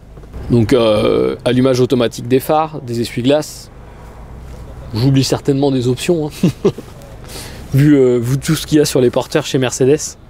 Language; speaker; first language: French; native; French